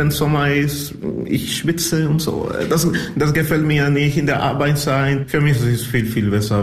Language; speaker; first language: German; non-native, learner; Spanish